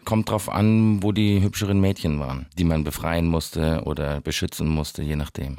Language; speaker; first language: German; native; German